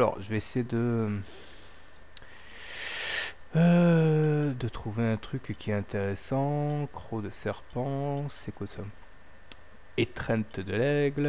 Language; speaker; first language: French; native; French